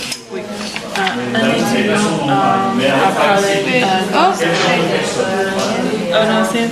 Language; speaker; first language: French; non-native, learner; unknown